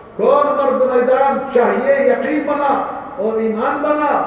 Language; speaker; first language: Urdu; non-native, learner; Arabic